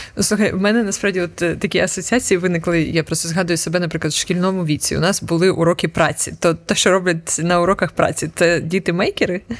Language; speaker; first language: Ukrainian; native; Ukrainian